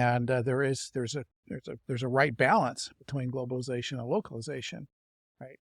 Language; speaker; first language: English; native; English